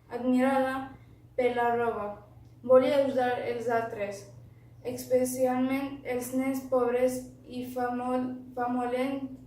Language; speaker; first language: Catalan; non-native, learner; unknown